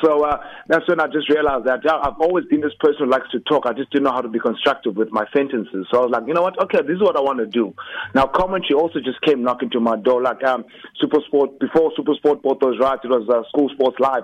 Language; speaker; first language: English; non-native, local second language; Xhosa